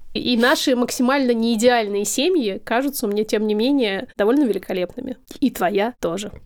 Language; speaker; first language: Russian; native; Russian